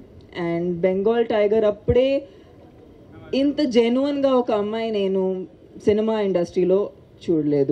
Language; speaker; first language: Telugu; non-native, local second language; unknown